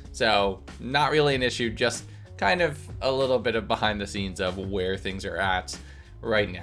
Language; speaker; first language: English; native; English